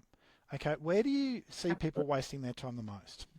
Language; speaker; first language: English; native; English